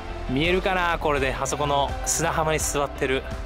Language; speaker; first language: Japanese; native; Japanese